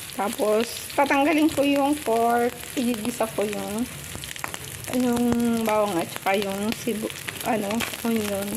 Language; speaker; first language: Filipino; non-native, local second language; Bikol